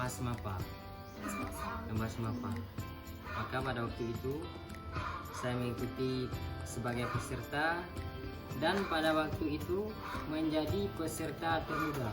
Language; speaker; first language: Indonesian; non-native, local second language; Achinese